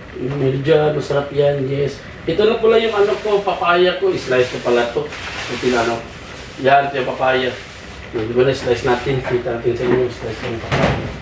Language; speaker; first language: Filipino; non-native, local second language; Cebuano